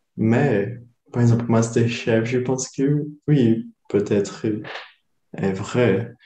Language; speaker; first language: French; non-native, learner; Portuguese